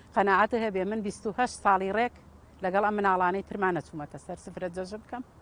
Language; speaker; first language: Central Kurdish; native; Central Kurdish